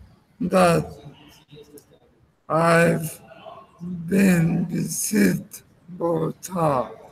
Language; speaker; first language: English; non-native, learner; Spanish